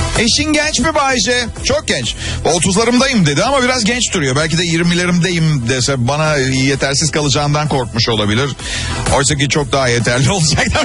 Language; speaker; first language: Turkish; native; Turkish